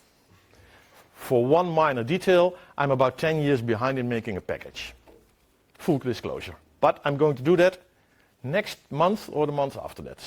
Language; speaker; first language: English; non-native, fluent; Dutch